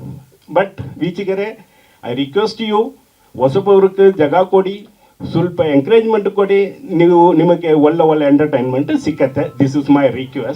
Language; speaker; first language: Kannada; non-native, fluent; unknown